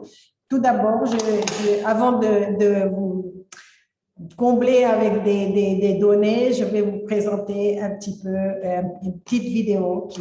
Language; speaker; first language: French; non-native, fluent; Spanish